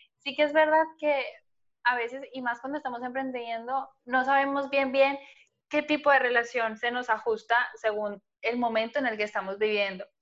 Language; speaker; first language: Spanish; native; Spanish